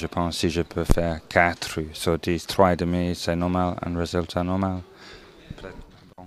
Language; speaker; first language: French; non-native, learner; English